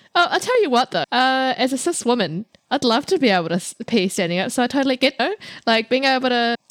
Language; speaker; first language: English; native; English